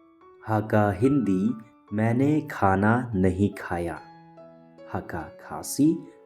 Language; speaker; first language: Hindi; non-native, local second language; Khasi